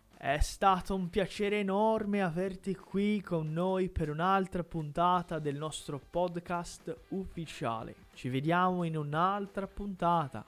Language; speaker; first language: Italian; non-native, fluent; Portuguese